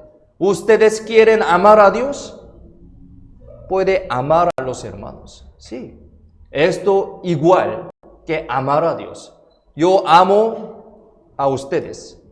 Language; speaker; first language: Spanish; non-native, fluent; Korean